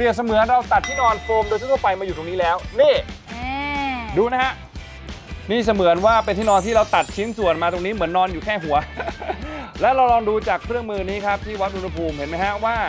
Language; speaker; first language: Thai; native; Thai